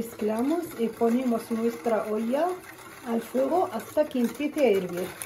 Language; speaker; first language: Spanish; non-native, fluent; Arabic